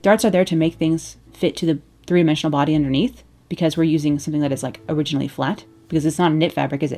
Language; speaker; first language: English; native; English